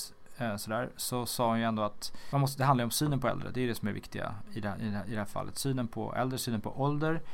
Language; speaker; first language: Swedish; native; Swedish